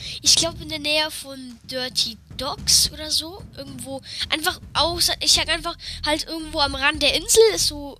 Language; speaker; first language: German; native; German